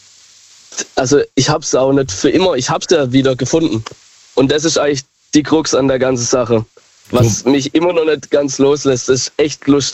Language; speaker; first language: German; native; German